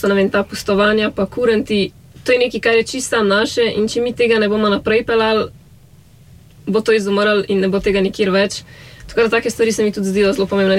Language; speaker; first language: Slovenian; native; Slovenian